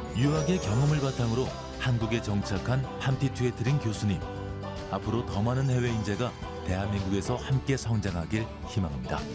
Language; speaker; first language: Korean; native; Korean